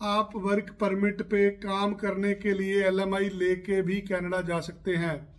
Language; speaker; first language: Hindi; non-native, local second language; Punjabi